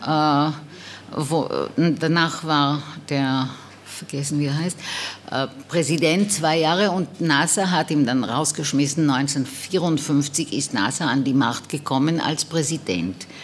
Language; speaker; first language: German; non-native, fluent; Hebrew